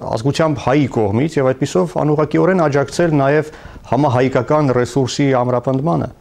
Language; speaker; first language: Armenian; native; Armenian